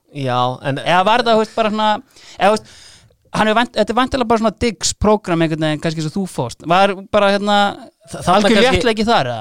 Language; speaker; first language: Icelandic; native; Icelandic